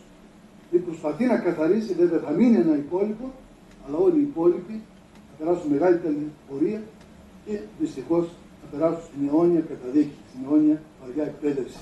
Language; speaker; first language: Greek; native; Greek